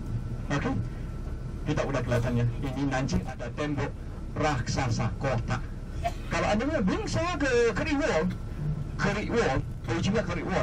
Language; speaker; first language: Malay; non-native, fluent; Chinese